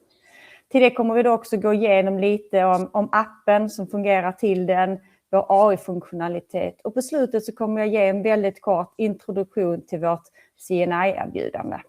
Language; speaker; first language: Swedish; native; Swedish